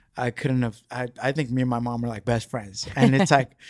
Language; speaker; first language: English; early bilingual, other home language; Spanish